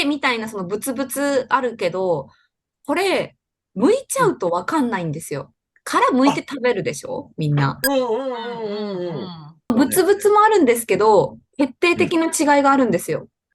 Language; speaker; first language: Japanese; native; Japanese